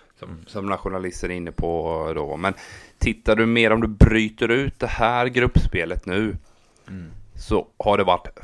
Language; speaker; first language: Swedish; native; Swedish